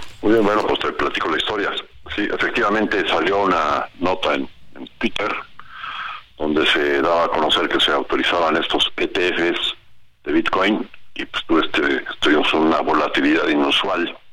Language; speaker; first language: Spanish; native; Spanish